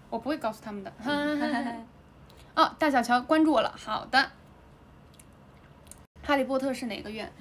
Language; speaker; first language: Chinese; native; Chinese